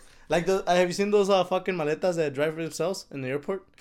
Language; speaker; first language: English; early bilingual, other home language; Spanish